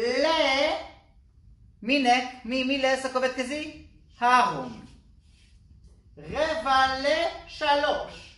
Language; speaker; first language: Hungarian; non-native, learner; Hebrew